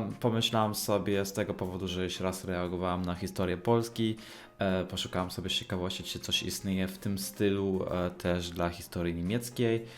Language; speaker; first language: Polish; early bilingual, heritage; Polish